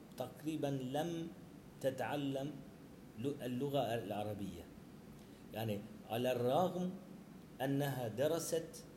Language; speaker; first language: Arabic; non-native, learner; Turkish